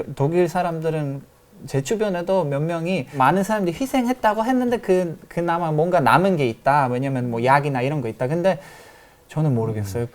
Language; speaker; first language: Korean; non-native, fluent; Polish